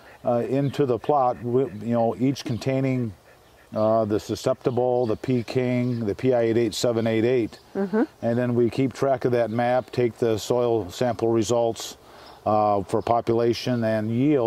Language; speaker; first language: English; native; English